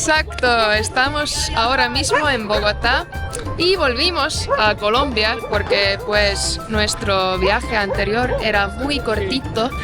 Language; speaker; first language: Spanish; non-native, fluent; Estonian